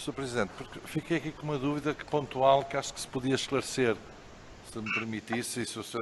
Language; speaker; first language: Portuguese; native; Portuguese